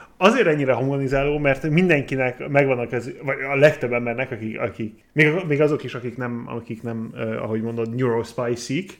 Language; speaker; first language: Hungarian; non-native, fluent; English